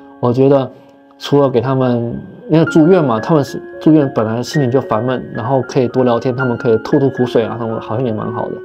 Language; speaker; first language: Chinese; native; Chinese